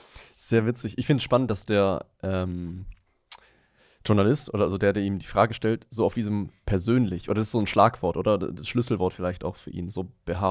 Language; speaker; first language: German; native; German